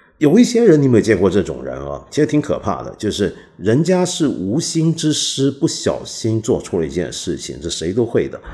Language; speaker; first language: Chinese; non-native, local second language; Cantonese